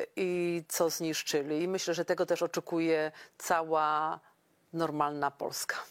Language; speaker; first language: Polish; native; Polish